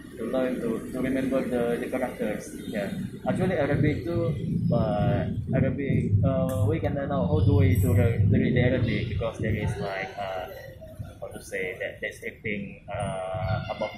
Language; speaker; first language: English; non-native, learner; Indonesian